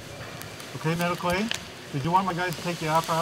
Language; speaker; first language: English; native; English